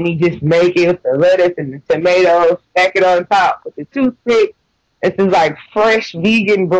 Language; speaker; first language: English; native; English